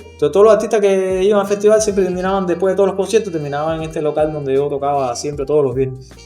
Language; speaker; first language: Spanish; native; Spanish